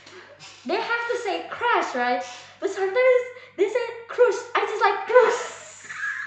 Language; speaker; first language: English; non-native, learner; Indonesian